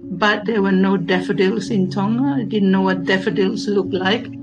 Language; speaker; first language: English; non-native, fluent; Tongan